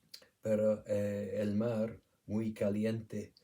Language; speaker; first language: Spanish; non-native, fluent; English